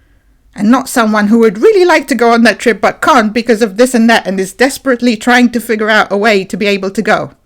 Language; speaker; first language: English; native; English